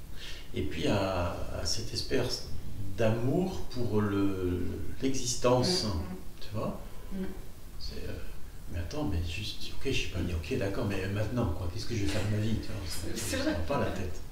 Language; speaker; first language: French; native; French